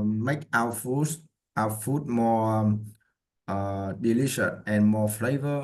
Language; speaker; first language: English; non-native, learner; Vietnamese